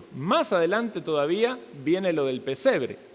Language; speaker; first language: Spanish; native; Spanish